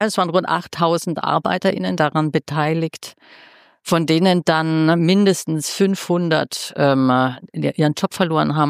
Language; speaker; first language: German; native; German